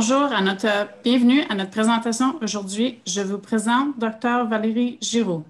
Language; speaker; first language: French; native; French